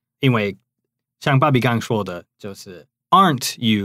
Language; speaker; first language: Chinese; non-native, fluent; English